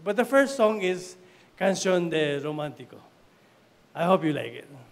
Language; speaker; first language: English; non-native, local second language; Chavacano